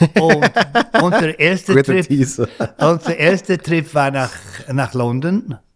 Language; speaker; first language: German; non-native, fluent; English